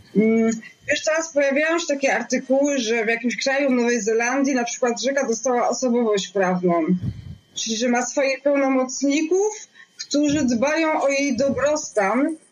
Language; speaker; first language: Polish; native; Polish